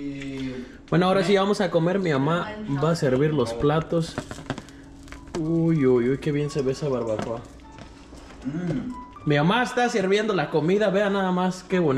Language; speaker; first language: Spanish; native; Spanish